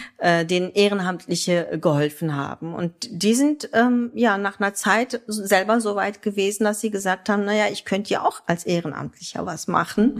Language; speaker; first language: German; early bilingual, other home language; Kurdish